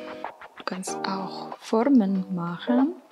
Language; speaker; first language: German; non-native, fluent; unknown